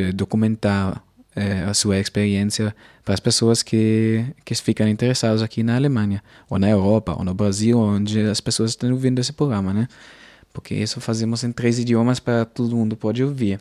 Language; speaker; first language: Spanish; non-native, fluent; German